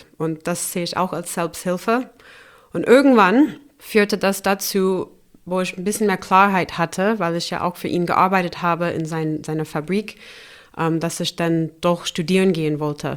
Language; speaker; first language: German; non-native, fluent; English